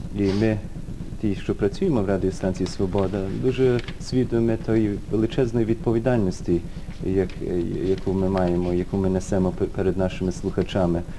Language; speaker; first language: Ukrainian; early bilingual, heritage; Ukrainian